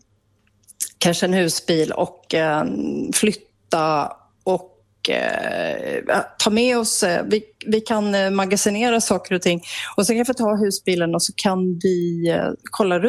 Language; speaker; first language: Swedish; native; Swedish